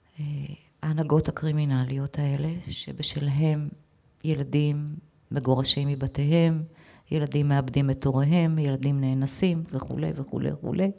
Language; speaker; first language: Hebrew; native; Hebrew